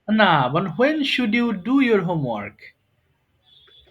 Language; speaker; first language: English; non-native, fluent; Bangla